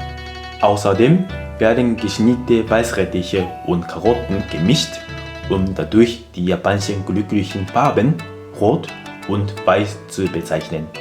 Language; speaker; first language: German; non-native, fluent; Japanese